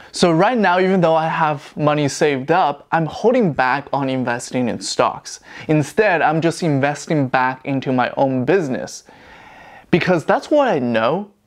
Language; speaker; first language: English; non-native, fluent; Chinese